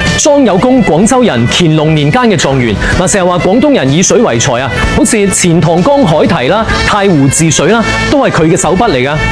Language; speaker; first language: Cantonese; native; Cantonese